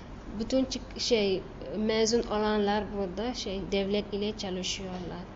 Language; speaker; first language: Turkish; non-native, learner; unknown